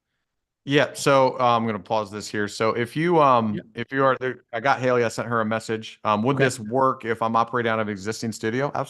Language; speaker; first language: English; native; English